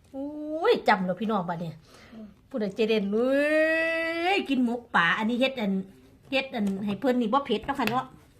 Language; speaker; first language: Thai; native; Thai